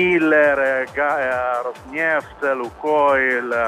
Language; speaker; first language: Russian; non-native, learner; Italian